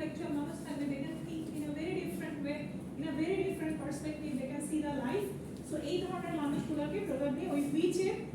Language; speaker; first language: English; non-native, local second language; Bangla